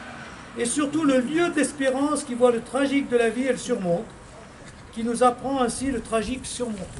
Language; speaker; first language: French; native; French